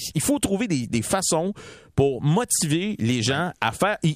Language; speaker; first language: French; native; French